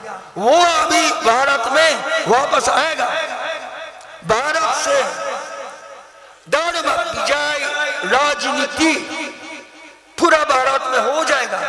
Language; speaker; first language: Hindi; non-native, learner; Japanese